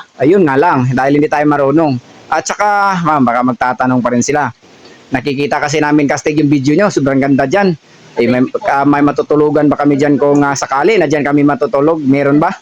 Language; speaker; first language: Filipino; non-native, local second language; Cebuano